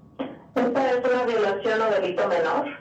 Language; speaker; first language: Spanish; native; Spanish